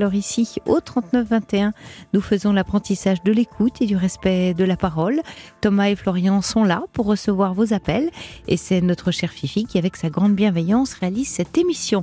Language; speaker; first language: French; native; French